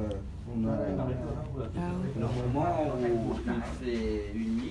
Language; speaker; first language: French; non-native, fluent; Vietnamese